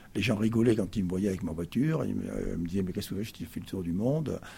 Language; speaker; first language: French; native; French